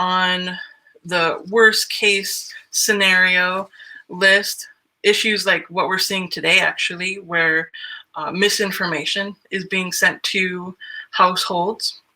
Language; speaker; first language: English; native; English